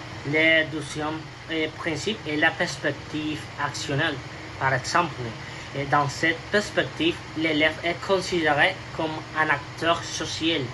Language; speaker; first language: French; non-native, fluent; Spanish